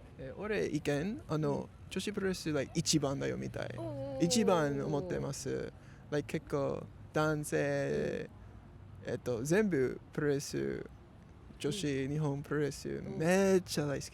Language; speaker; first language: Japanese; non-native, learner; English